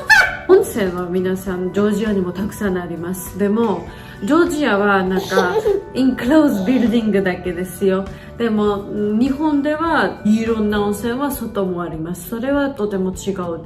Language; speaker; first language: Japanese; non-native, learner; Georgian